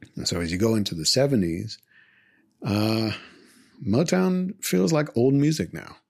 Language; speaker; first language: English; native; English